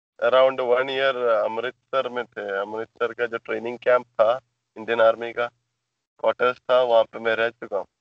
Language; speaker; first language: Hindi; non-native, local second language; Malayalam